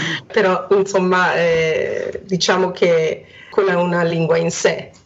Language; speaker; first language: Italian; non-native, fluent; Hungarian